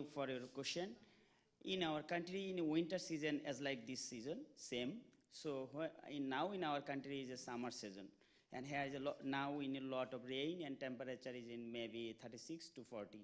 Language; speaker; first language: English; non-native, local second language; Bangla